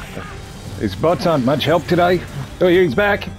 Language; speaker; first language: English; native; English